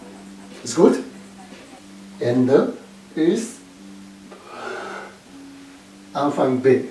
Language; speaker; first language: German; non-native, learner; Japanese